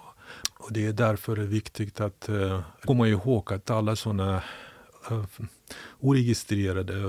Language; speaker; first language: Swedish; non-native, fluent; Ukrainian